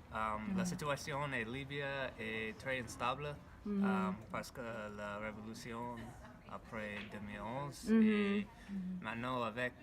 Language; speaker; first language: French; non-native, learner; English